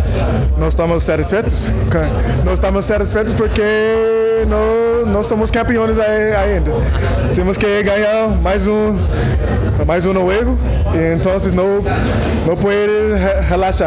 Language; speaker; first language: Spanish; non-native, learner; Portuguese